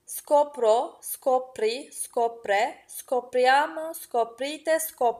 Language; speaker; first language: Italian; non-native, fluent; Turkish